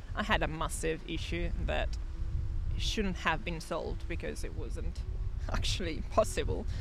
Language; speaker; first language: English; non-native, fluent; Italian